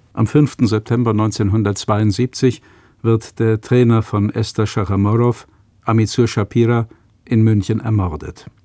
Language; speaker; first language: German; native; German